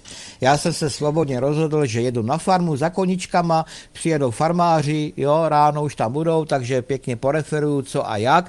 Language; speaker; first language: Czech; native; Czech